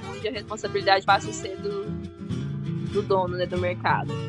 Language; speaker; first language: Portuguese; native; Portuguese